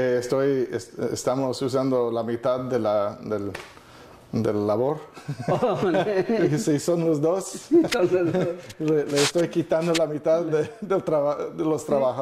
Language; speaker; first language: Spanish; non-native, fluent; English